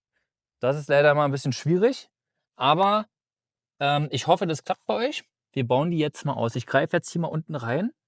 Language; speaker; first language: German; native; German